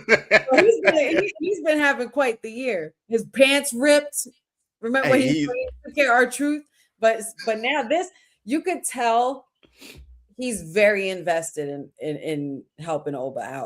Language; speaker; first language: English; native; English